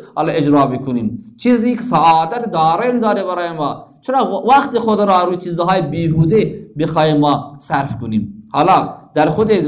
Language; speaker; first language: Persian; non-native, local second language; Baluchi